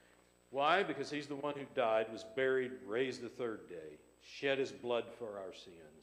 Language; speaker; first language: English; native; English